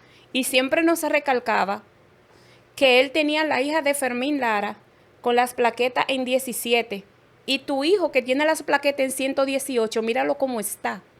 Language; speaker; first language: Spanish; native; Spanish